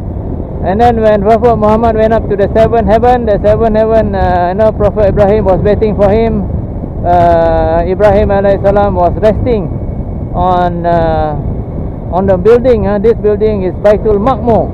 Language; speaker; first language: English; non-native, local second language; Malay